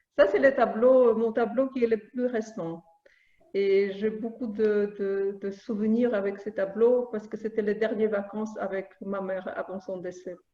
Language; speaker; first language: French; non-native, fluent; Polish